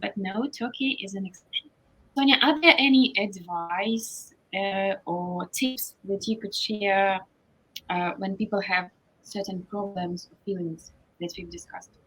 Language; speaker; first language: English; non-native, fluent; Russian